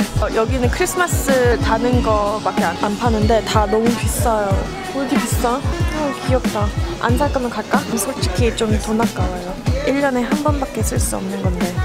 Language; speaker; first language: Korean; early bilingual, heritage; English